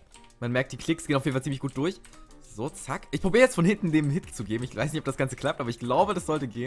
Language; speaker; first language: German; native; German